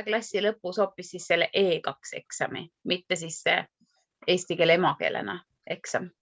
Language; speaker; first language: Estonian; native; Estonian